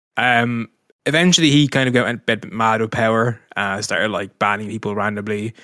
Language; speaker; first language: English; native; English